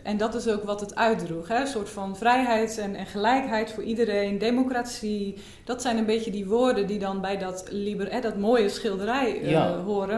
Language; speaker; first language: Dutch; native; Dutch